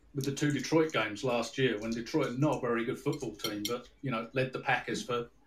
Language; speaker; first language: English; native; English